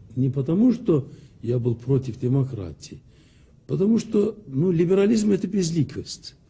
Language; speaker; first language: Russian; non-native, local second language; Azerbaijani